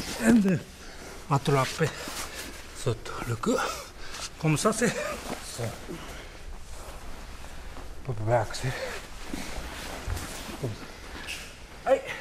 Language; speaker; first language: French; non-native, learner; Japanese